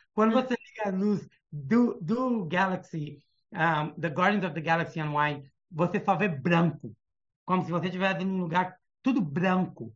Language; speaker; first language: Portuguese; early bilingual, heritage; Portuguese